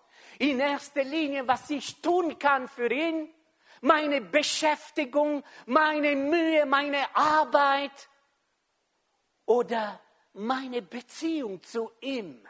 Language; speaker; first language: German; non-native, fluent; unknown